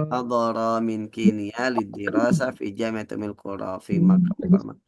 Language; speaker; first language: Arabic; non-native, fluent; Indonesian